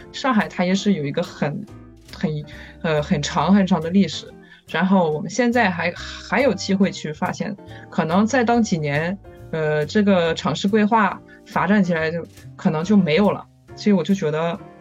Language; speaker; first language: Chinese; non-native, fluent; French